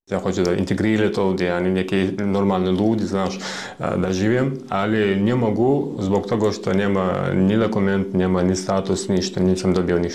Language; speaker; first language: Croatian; non-native, learner; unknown